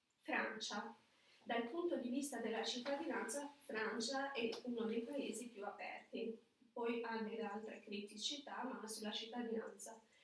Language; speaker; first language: Italian; non-native, fluent; Albanian